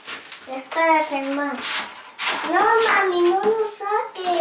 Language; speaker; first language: Spanish; early bilingual, other home language; Haitian Creole